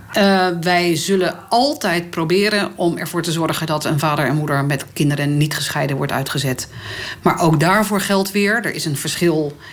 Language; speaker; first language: Dutch; native; Dutch